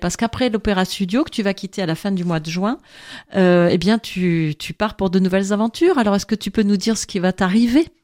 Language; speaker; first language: French; native; French